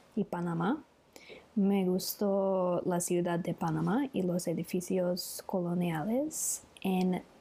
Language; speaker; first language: Spanish; non-native, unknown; English